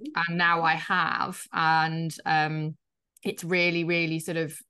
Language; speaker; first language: English; native; English